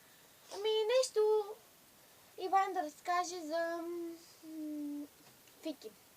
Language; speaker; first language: Bulgarian; non-native, local second language; Turkish